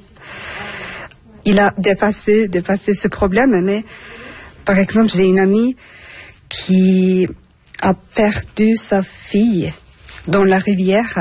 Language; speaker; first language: French; non-native, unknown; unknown